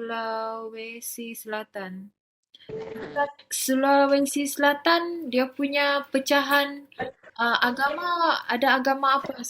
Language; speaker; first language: Malay; native; Malay